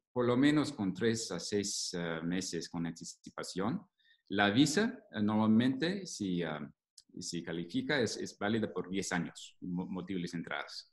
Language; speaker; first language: Spanish; non-native, fluent; English